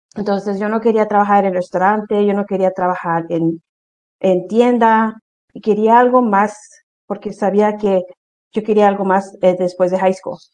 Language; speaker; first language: Spanish; early bilingual, heritage; Spanish